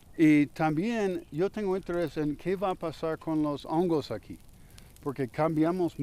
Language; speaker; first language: Spanish; non-native, learner; English